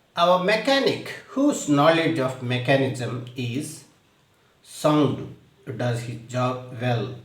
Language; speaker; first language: English; non-native, local second language; Telugu